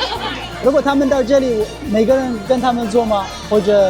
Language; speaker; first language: Chinese; non-native, learner; Amharic